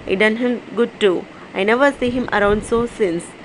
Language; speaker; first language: English; non-native, local second language; Tamil